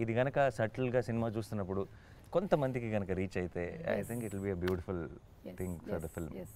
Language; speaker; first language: Telugu; native; Telugu